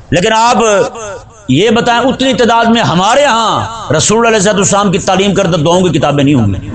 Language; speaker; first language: Urdu; native; Urdu